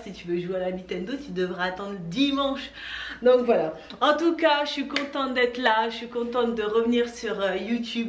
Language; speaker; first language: French; native; French